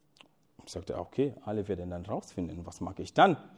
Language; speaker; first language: German; non-native, fluent; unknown